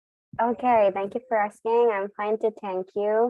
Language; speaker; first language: English; non-native, learner; Indonesian